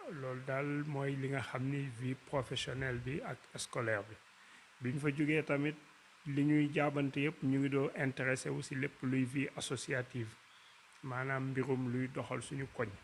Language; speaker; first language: Wolof; native; Wolof